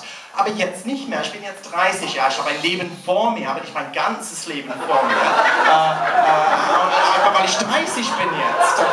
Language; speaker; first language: German; non-native, learner; English